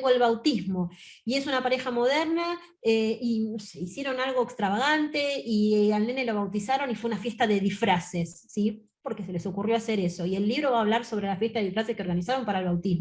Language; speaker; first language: Spanish; native; Spanish